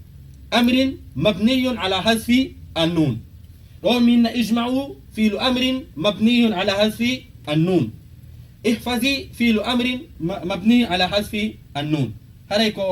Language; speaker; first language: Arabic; non-native, fluent; Fula